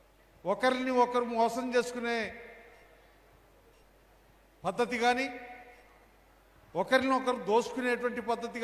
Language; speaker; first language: Telugu; native; Telugu